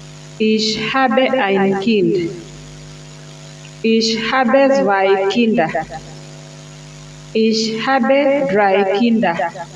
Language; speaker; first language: German; non-native, learner; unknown